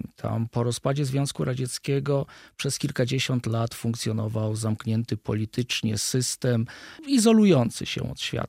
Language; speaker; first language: Polish; native; Polish